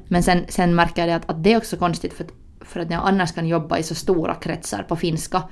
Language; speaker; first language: Swedish; early bilingual, other home language; Finnish